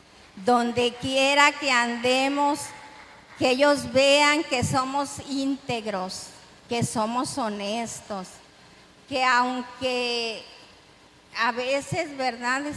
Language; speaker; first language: Spanish; native; Spanish